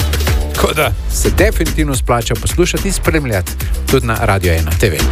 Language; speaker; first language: Slovenian; native; Slovenian